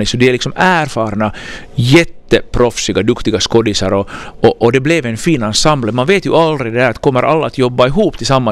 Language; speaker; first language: Swedish; native; Swedish